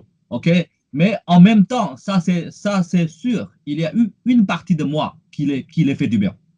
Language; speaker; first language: French; non-native, fluent; Chinese